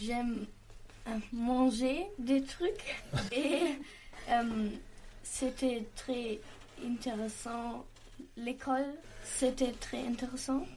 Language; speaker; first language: French; non-native, learner; German